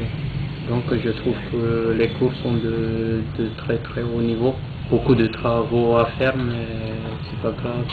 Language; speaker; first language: French; non-native, local second language; Malagasy